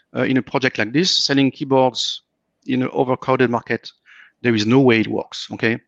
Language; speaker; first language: English; non-native, fluent; French